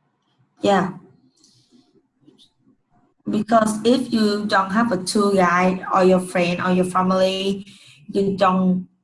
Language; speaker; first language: English; non-native, learner; Vietnamese